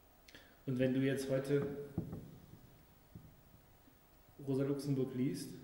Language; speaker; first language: German; native; German